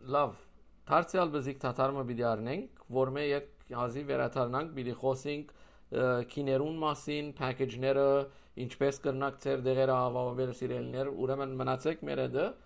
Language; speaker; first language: Armenian; early bilingual, heritage; Armenian